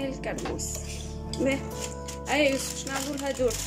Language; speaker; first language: Arabic; native; Arabic